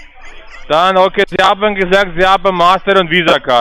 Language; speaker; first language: German; non-native, learner; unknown